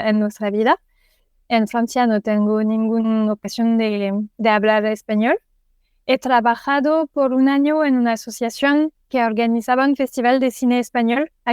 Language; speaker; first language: Spanish; non-native, fluent; French